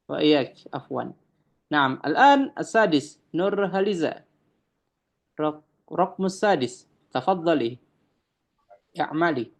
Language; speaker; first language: Arabic; non-native, fluent; Indonesian